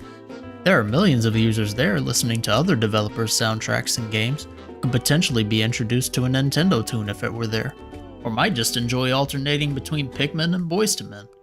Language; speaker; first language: English; native; English